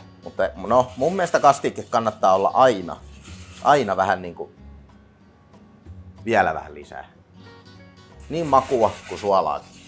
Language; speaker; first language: Finnish; native; Finnish